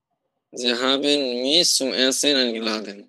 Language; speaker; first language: German; non-native, learner; Bangla